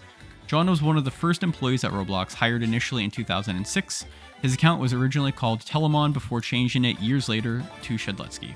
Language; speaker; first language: English; native; English